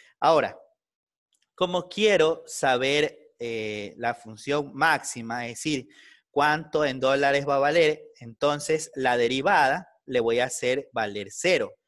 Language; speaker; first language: Spanish; native; Spanish